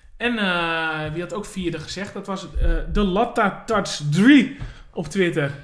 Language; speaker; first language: Dutch; native; Dutch